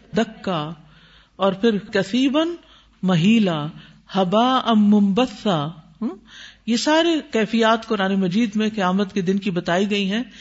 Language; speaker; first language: Urdu; native; Urdu